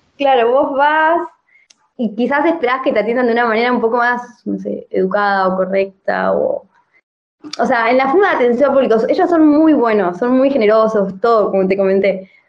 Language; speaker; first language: Spanish; native; Spanish